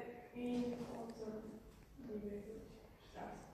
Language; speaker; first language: German; non-native, learner; Croatian